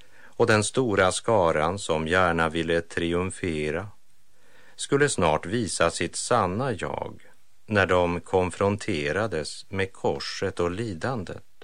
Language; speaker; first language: Swedish; native; Swedish